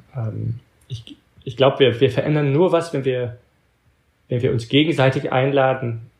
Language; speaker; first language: German; early bilingual, heritage; German